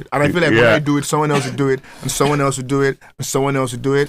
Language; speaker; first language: English; non-native, local second language; Yoruba